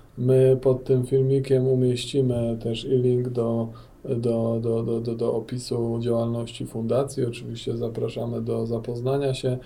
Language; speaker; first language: Polish; native; Polish